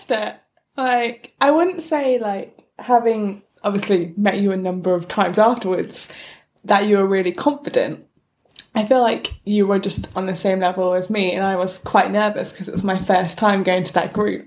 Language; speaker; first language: English; native; English